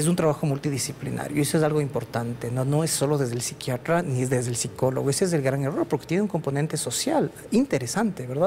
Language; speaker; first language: Spanish; native; Spanish